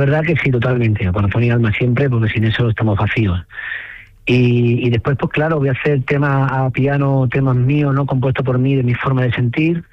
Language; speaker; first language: Spanish; native; Spanish